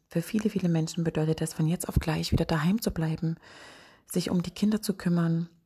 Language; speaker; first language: German; native; German